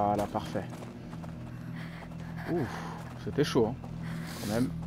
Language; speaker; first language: French; native; French